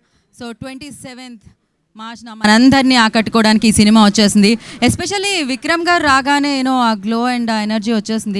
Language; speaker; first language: Telugu; native; Telugu